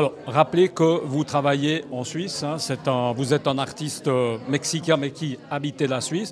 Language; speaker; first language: French; native; French